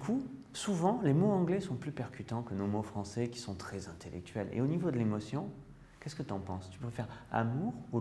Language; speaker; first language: French; native; French